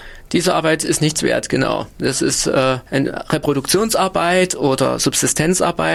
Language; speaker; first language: German; native; German